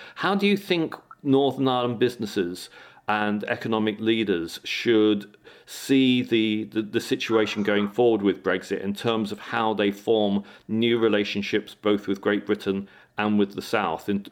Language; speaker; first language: English; native; English